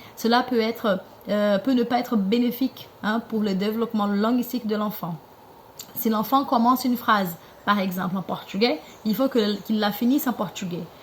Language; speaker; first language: French; non-native, fluent; Portuguese